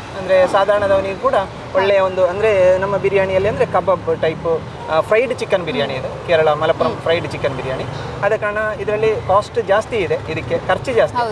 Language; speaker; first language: Kannada; non-native, local second language; Malayalam